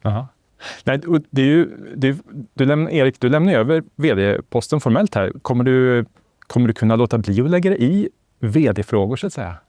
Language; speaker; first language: Swedish; native; Swedish